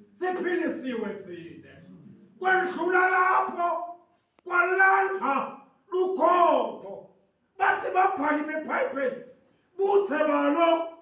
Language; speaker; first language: Zulu; non-native, local second language; Swati